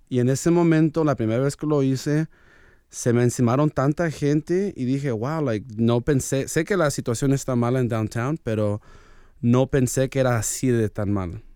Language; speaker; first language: Spanish; early bilingual, heritage; Spanish